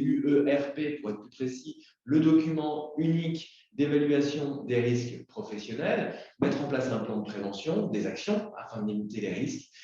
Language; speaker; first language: French; native; French